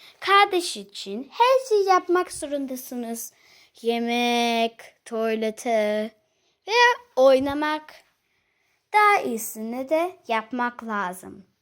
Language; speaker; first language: Turkish; early bilingual, heritage; Turkish